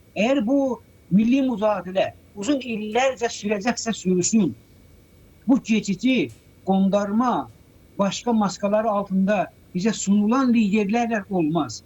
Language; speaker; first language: Azerbaijani; native; Azerbaijani